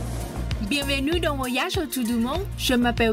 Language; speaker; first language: French; non-native, learner; Thai